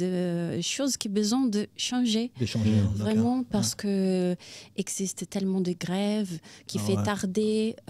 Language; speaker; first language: French; non-native, fluent; Portuguese